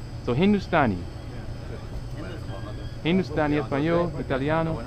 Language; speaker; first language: Hindi; non-native, learner; English